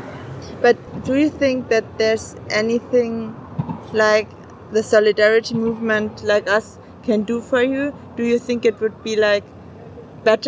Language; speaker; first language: English; non-native, fluent; German